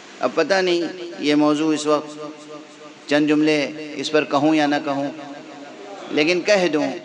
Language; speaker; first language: Urdu; native; Urdu